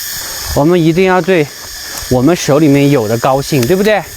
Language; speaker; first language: Chinese; native; Chinese